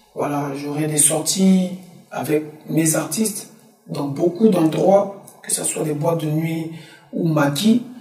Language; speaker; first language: French; early bilingual, other home language; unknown